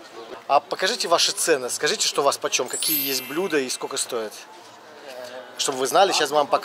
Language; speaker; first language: Russian; native; Russian